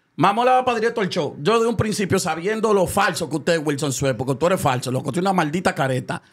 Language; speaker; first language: Spanish; native; Spanish